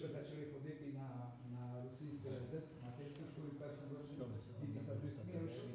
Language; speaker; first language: Slovak; non-native, local second language; Rusyn